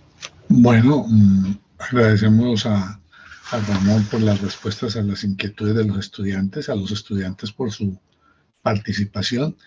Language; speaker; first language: Spanish; native; Spanish